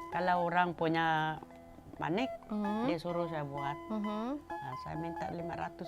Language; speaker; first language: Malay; non-native, local second language; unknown